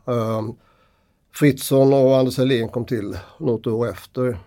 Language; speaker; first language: Swedish; native; Swedish